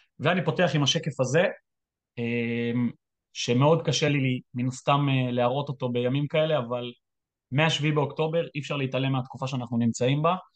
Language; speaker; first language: Hebrew; native; Hebrew